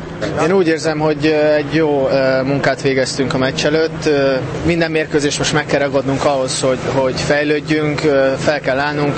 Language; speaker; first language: Hungarian; native; Hungarian